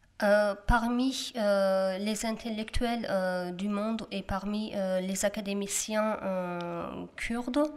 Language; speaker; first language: French; non-native, fluent; Kurdish